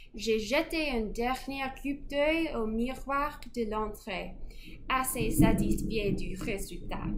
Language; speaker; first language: French; non-native, fluent; English